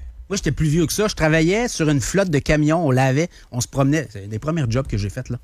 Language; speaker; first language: French; native; French